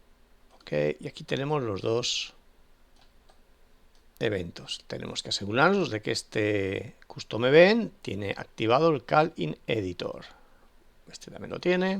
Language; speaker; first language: Spanish; native; Spanish